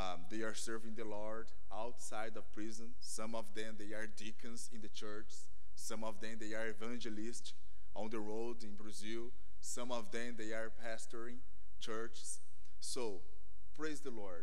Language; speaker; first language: English; non-native, fluent; Portuguese